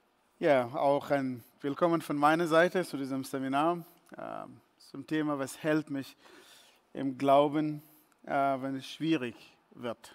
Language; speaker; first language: German; non-native, fluent; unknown